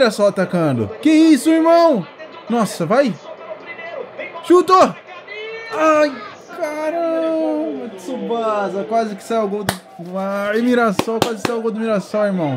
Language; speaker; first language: Portuguese; native; Portuguese